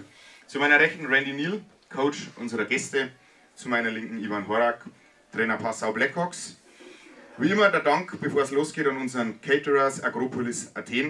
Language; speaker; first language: German; native; German